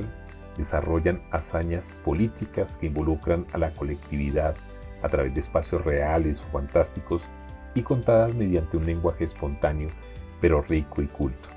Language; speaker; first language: Spanish; native; Spanish